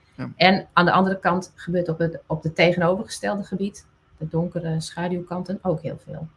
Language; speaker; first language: Dutch; non-native, local second language; Western Frisian